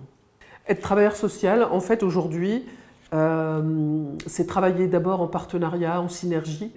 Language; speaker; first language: French; native; French